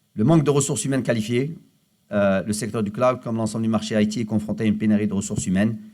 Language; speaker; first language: French; non-native, local second language; Arabic